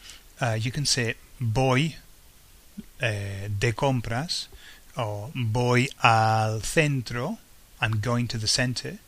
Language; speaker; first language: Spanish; non-native, fluent; English